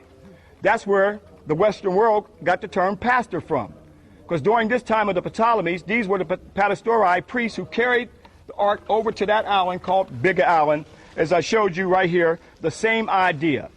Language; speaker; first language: English; native; English